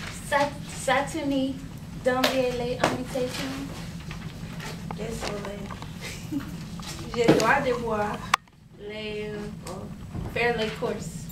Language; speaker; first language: French; non-native, learner; English